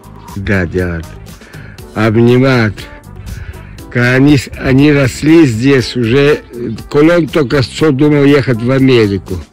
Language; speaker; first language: Russian; early bilingual, heritage; Spanish